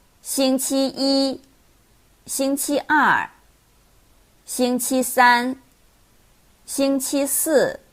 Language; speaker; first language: Chinese; non-native, fluent; Korean